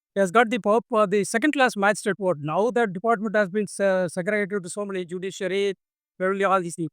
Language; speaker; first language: English; non-native, local second language; Tamil